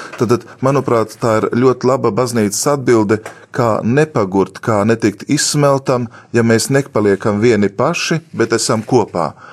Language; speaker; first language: Latvian; native; Latvian